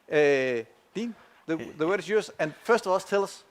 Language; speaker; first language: English; non-native, fluent; Danish